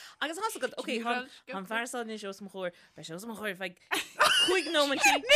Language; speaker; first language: Irish; native; Irish